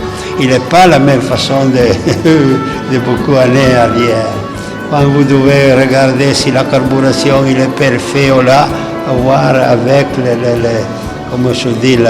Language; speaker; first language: French; non-native, learner; Italian